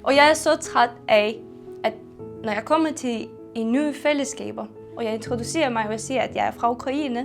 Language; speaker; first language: Danish; non-native, fluent; Ukrainian